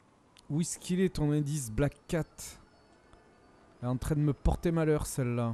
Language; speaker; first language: French; native; French